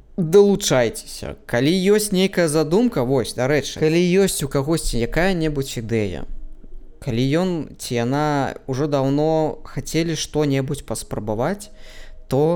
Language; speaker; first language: Belarusian; non-native, local second language; Russian